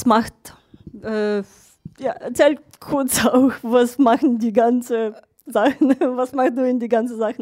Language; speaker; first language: German; non-native, fluent; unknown